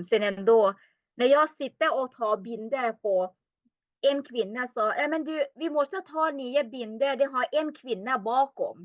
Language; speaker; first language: Swedish; non-native, learner; Thai